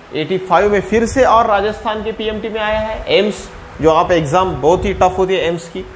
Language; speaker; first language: Hindi; non-native, local second language; Marathi